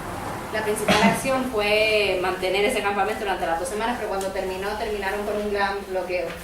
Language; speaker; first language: Spanish; native; Spanish